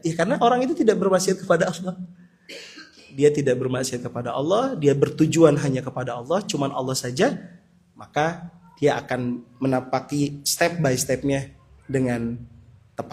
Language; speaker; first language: Indonesian; native; Indonesian